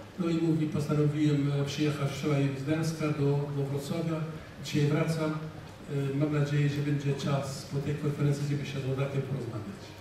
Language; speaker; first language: Polish; non-native, fluent; Assyrian Neo-Aramaic